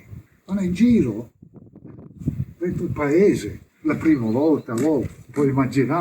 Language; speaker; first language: Italian; early bilingual, heritage; English